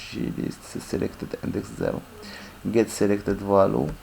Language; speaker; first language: French; non-native, local second language; Arabic